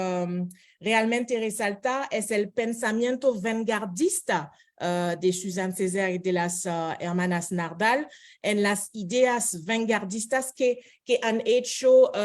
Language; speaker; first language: Spanish; non-native, fluent; French